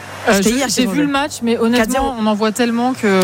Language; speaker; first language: French; native; French